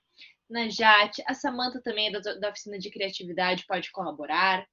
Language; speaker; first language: Portuguese; native; Portuguese